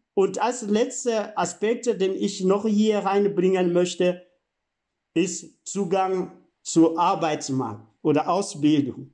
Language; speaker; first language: German; non-native, fluent; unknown